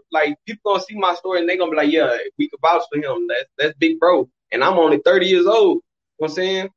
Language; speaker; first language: English; native; English